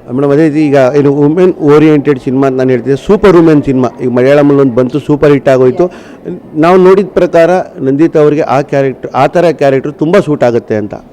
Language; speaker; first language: Kannada; native; Kannada